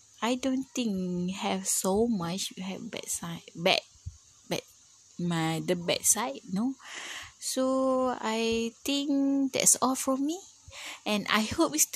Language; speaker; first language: English; non-native, learner; Malay